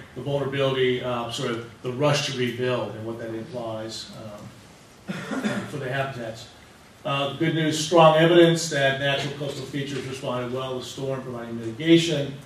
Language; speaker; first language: English; native; English